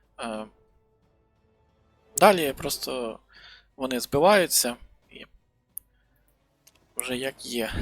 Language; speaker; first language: Ukrainian; native; Ukrainian